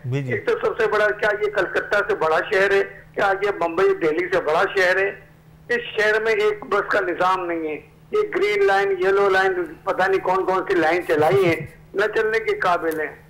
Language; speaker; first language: Urdu; native; Urdu